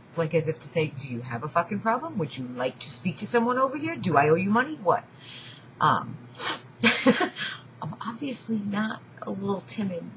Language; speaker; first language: English; native; English